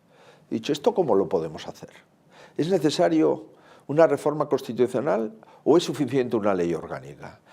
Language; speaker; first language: Spanish; native; Spanish